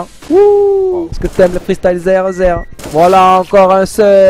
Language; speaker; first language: French; native; French